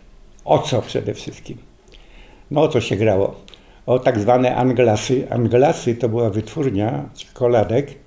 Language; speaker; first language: Polish; native; Polish